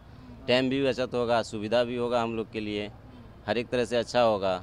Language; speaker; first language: Hindi; non-native, local second language; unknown